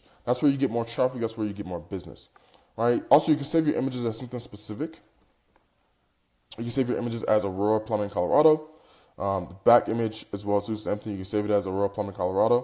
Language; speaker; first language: English; native; English